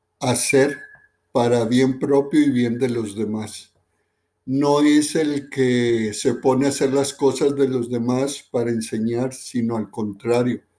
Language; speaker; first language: Spanish; native; Spanish